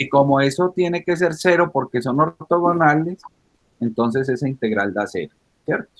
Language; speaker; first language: Spanish; native; Spanish